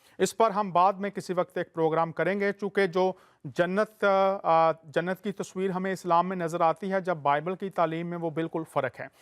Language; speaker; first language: Urdu; native; Urdu